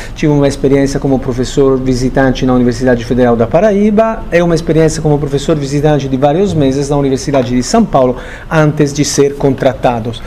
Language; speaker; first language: Portuguese; non-native, fluent; Italian